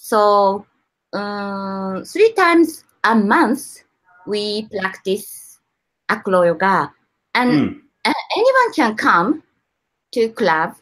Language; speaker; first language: English; non-native, learner; Japanese